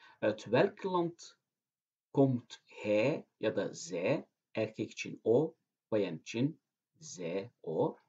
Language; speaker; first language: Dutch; non-native, fluent; Turkish